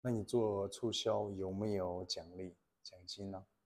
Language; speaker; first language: Chinese; native; Chinese